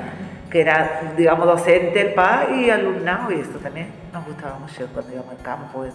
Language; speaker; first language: Spanish; native; Spanish